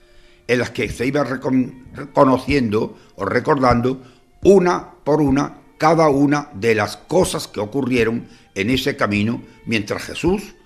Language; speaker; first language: Spanish; native; Spanish